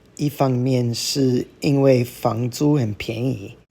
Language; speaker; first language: Chinese; non-native, learner; English